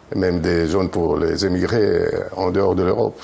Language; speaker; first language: French; non-native, fluent; Greek